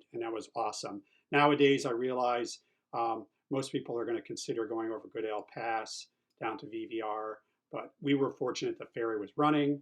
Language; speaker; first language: English; native; English